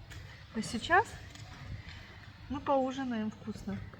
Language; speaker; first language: Russian; native; Russian